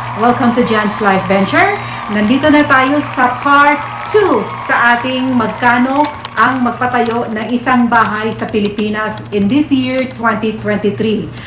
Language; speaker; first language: Filipino; non-native, local second language; Cebuano